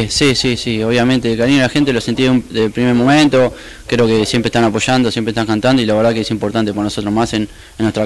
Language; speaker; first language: Spanish; native; Spanish